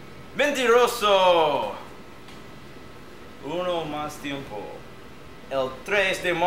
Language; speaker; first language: Spanish; non-native, learner; English